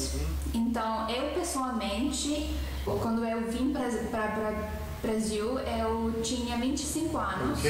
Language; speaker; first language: Portuguese; non-native, fluent; Estonian